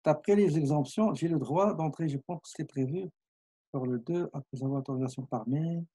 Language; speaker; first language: French; non-native, local second language; Arabic